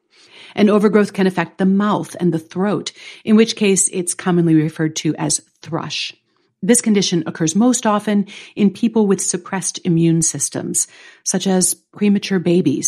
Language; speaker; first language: English; native; English